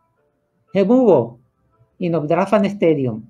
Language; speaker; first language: Dutch; non-native, fluent; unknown